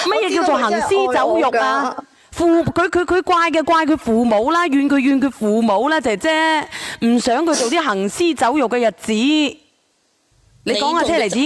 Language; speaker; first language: Cantonese; native; Cantonese